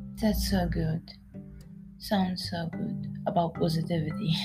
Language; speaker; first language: English; non-native, learner; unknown